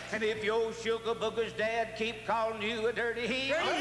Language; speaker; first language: English; native; English